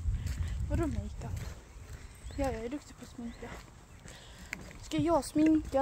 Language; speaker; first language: Swedish; early bilingual, other home language; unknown